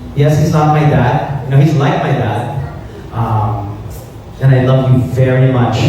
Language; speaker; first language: English; native; English